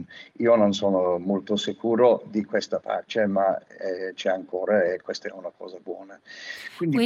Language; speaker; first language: Italian; non-native, fluent; English